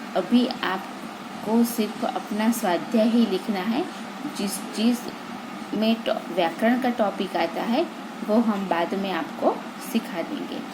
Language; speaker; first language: Hindi; non-native, local second language; Gujarati